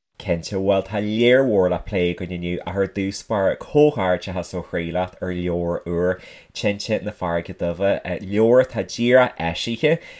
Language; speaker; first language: Irish; native; Irish